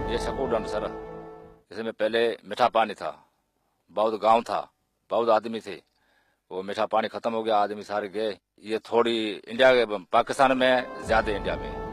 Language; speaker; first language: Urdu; non-native, local second language; Sindhi